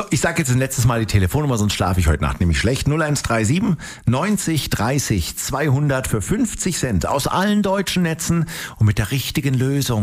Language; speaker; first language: German; native; German